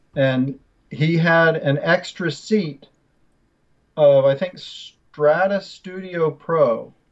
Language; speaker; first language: English; native; English